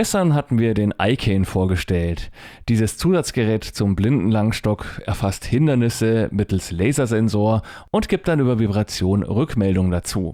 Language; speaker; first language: German; native; German